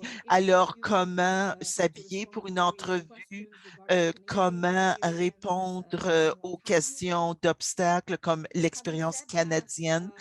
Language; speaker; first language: French; non-native, local second language; English